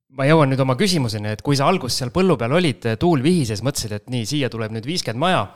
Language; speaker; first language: Estonian; native; Estonian